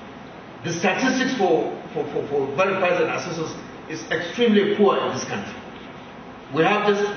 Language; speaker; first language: English; non-native, local second language; Hausa